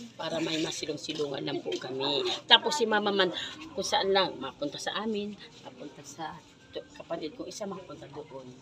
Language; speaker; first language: Filipino; non-native, local second language; Bikol